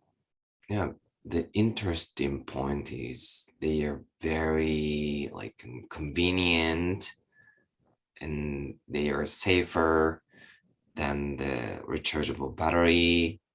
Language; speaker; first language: English; non-native, learner; Japanese